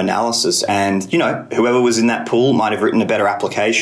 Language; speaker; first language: English; native; English